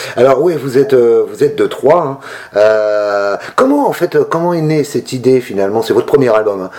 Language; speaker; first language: French; native; French